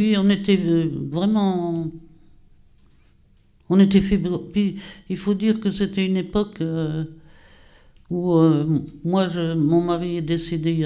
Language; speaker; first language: French; native; French